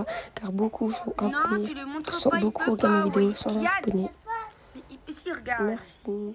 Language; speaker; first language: French; native; French